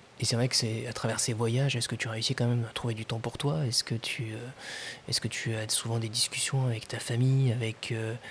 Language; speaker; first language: French; native; French